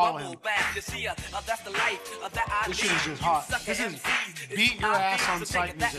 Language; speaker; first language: English; native; English